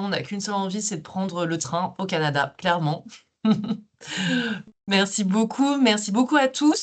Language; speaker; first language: French; native; French